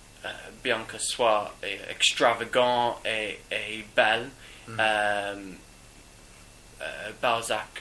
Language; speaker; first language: French; non-native, learner; English